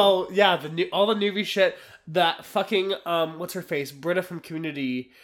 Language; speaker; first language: English; native; English